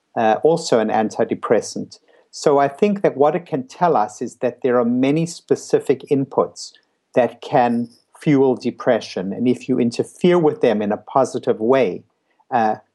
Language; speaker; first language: English; native; English